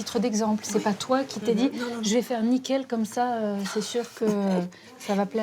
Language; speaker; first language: French; native; French